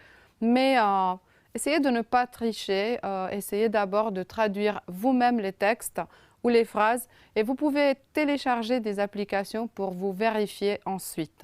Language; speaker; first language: French; non-native, fluent; Romanian